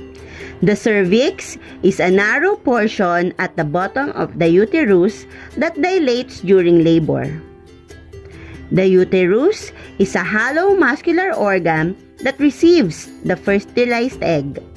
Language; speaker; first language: English; non-native, local second language; Filipino